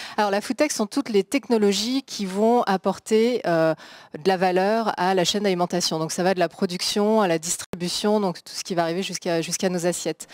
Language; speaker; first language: French; native; French